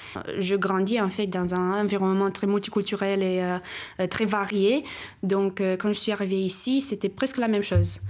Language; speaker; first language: French; non-native, fluent; Romanian